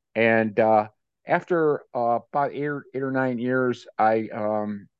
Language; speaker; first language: English; native; English